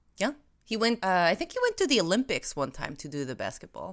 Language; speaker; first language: English; non-native, fluent; Russian